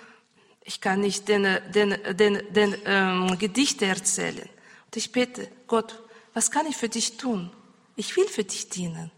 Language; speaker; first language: German; non-native, learner; Russian